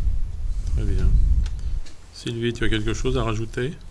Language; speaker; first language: French; native; French